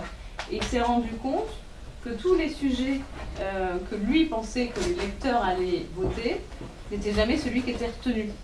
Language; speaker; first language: French; native; French